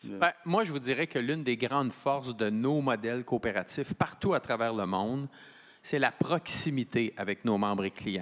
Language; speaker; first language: French; native; French